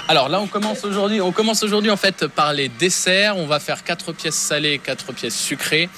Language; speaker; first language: French; native; French